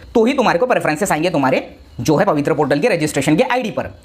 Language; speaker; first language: Hindi; non-native, local second language; Marathi